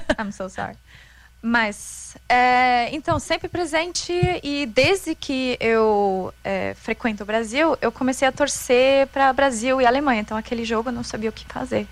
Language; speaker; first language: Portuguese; non-native, fluent; German